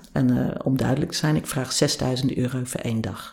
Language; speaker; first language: Dutch; non-native, fluent; English